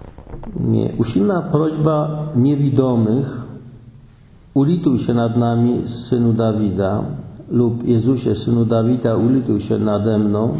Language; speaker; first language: Polish; native; Polish